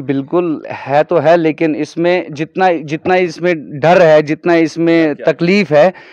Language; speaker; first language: Hindi; non-native, local second language; Kashmiri